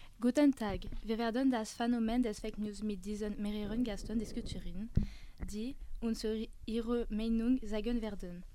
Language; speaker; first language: German; non-native, learner; French